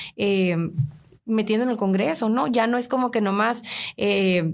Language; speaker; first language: Spanish; native; Spanish